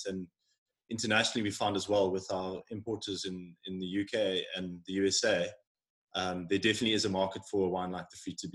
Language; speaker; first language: English; native; English